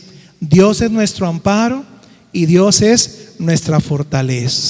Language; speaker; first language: Spanish; native; Spanish